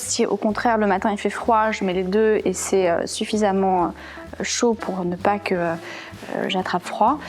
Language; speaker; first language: French; native; French